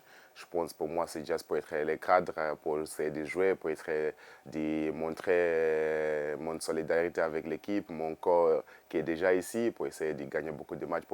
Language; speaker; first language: French; non-native, fluent; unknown